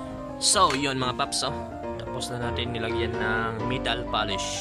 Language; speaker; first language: Filipino; native; Filipino